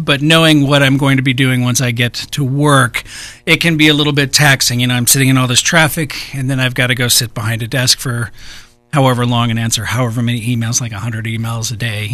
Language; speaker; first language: English; native; English